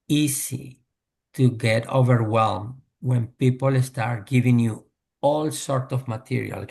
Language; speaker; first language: English; non-native, fluent; Spanish